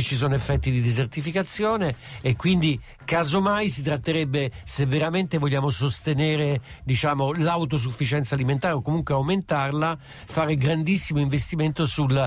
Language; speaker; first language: Italian; native; Italian